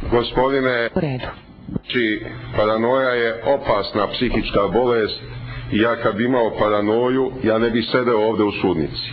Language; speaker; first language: Bosnian; native; Bosnian